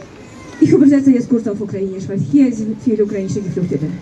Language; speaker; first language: German; non-native, fluent; Ukrainian